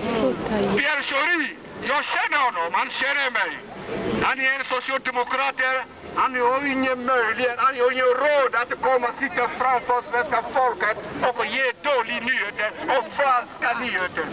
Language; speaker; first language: Swedish; non-native, learner; French